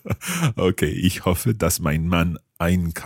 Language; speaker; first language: German; non-native, fluent; English